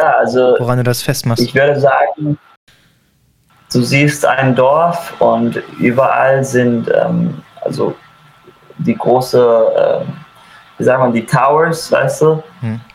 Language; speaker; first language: German; early bilingual, heritage; German